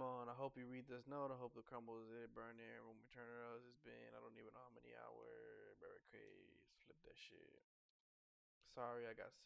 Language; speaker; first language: English; native; English